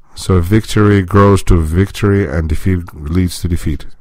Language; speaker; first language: English; non-native, fluent; Russian